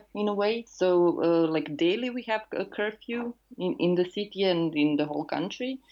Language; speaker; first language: English; non-native, fluent; Serbian